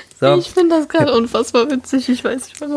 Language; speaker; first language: German; native; German